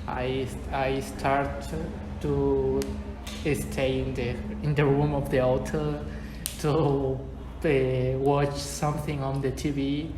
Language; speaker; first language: English; non-native, learner; Spanish